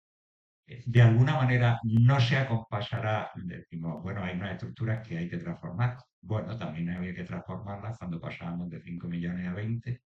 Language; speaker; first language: Spanish; native; Spanish